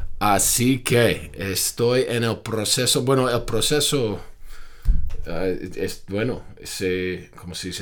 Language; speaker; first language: Spanish; non-native, fluent; English